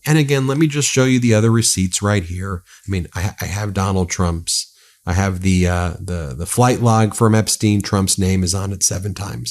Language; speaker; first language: English; native; English